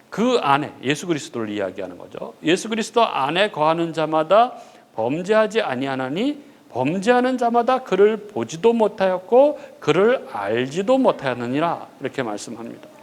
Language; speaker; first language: Korean; native; Korean